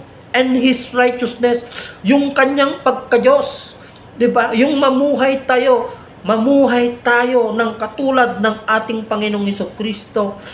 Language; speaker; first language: Filipino; native; Filipino